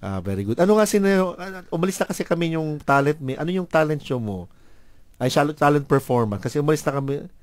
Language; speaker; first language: Filipino; native; Filipino